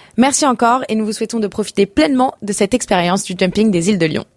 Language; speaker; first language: French; native; French